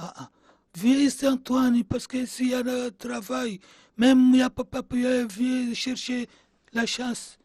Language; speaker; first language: French; non-native, learner; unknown